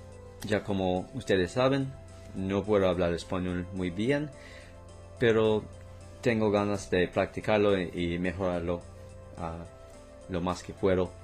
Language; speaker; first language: Spanish; non-native, learner; English